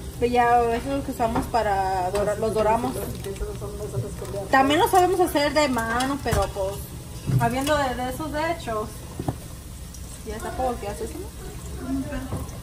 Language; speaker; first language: Spanish; early bilingual, other home language; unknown